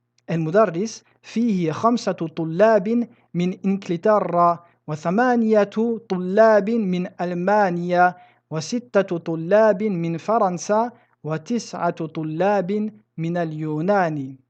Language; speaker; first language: Arabic; non-native, fluent; French